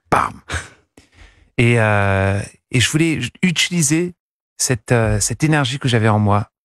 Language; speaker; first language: French; non-native, fluent; English